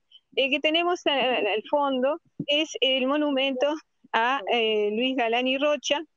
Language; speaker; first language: Spanish; native; Spanish